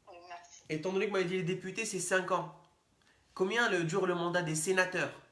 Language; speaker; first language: French; native; French